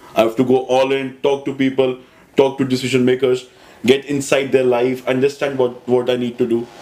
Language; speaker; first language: English; non-native, local second language; Hindi